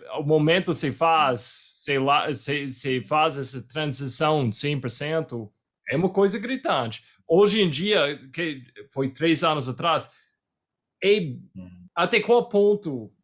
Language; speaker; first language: Portuguese; non-native, fluent; English